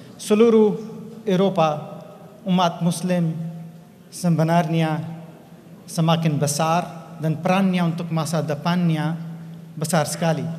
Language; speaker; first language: Indonesian; non-native, fluent; English